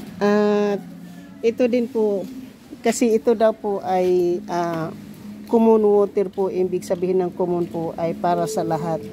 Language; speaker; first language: Filipino; non-native, local second language; Cebuano